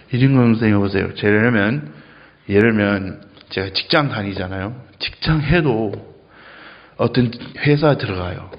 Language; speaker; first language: Korean; non-native, fluent; English